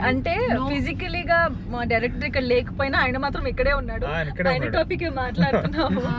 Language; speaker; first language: Telugu; native; Telugu